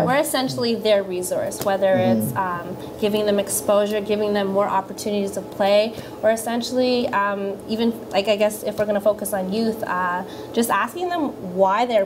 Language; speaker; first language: English; early bilingual, other home language; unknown